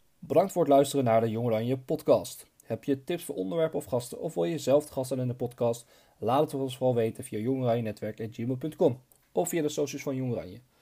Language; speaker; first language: Dutch; native; Dutch